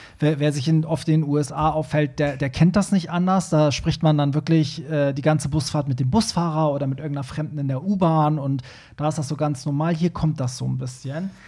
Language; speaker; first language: German; early bilingual, other home language; Persian